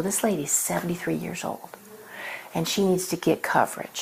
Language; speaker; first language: English; native; English